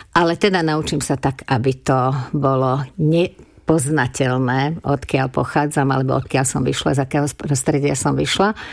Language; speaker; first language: Slovak; non-native, local second language; Hungarian